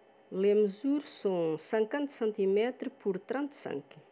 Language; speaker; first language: French; non-native, fluent; Portuguese